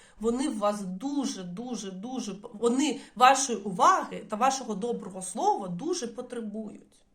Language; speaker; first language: Ukrainian; non-native, local second language; Russian